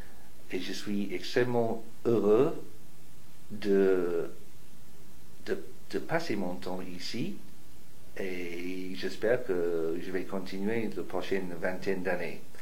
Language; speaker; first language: French; non-native, fluent; English